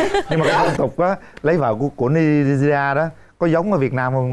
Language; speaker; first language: Vietnamese; native; Vietnamese